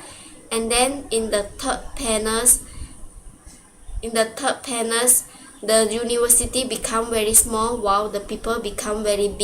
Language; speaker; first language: English; non-native, local second language; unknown